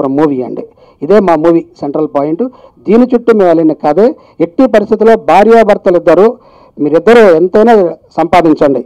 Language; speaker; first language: Telugu; native; Telugu